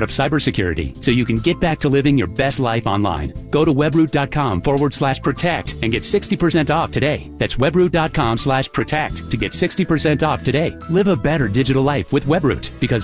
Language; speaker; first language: English; native; English